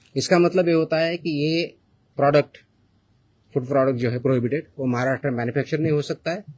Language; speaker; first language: Hindi; non-native, local second language; Marathi